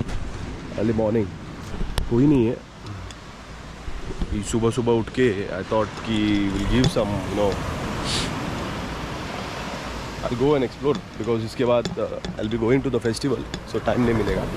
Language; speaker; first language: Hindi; non-native, local second language; Tamil